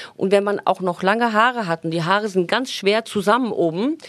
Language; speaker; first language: German; non-native, fluent; Turkish